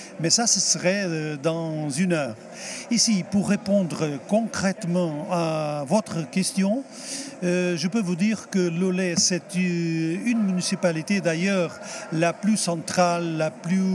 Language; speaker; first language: French; non-native, fluent; Portuguese